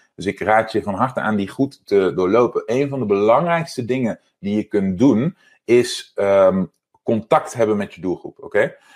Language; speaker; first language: Dutch; native; Dutch